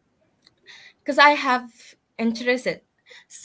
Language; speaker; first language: English; non-native, learner; Indonesian